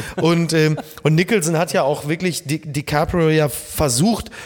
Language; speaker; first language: German; native; German